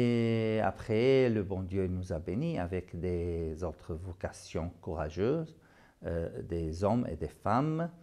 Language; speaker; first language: French; non-native, local second language; Arabic